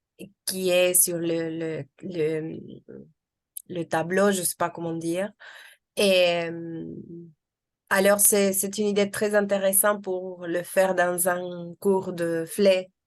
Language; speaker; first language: French; non-native, fluent; Spanish